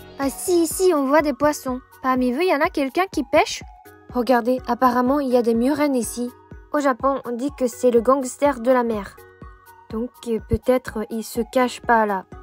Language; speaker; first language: French; non-native, fluent; Japanese